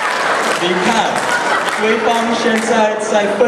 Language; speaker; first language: Chinese; non-native, learner; English